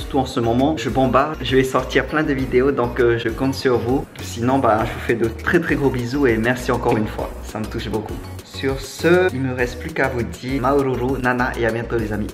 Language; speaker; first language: French; native; French